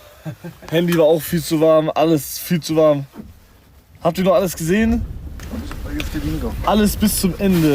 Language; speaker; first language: German; native; German